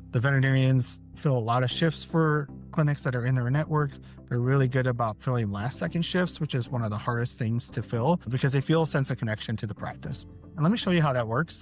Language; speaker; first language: English; native; English